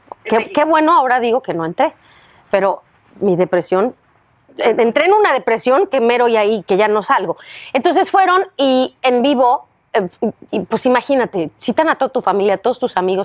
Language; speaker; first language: Spanish; native; Spanish